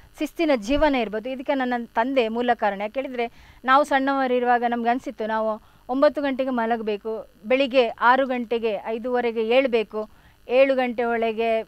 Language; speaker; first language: Kannada; non-native, local second language; Tulu